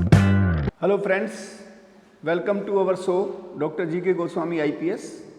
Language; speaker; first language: English; non-native, local second language; Hindi